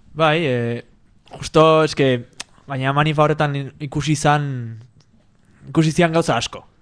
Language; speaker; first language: Basque; native; Basque